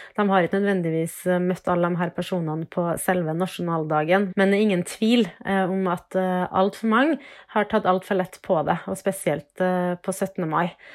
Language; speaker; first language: Norwegian; native; Norwegian